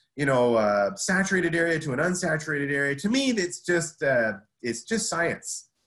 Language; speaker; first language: English; native; English